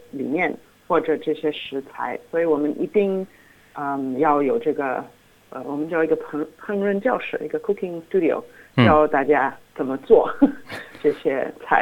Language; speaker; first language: Chinese; non-native, fluent; English